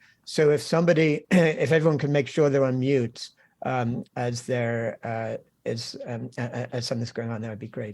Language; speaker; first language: English; native; English